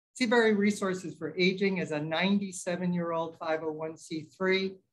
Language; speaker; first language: English; native; English